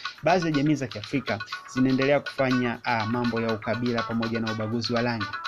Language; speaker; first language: Swahili; native; Swahili